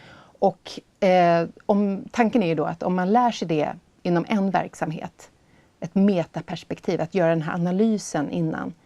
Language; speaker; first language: Swedish; native; Swedish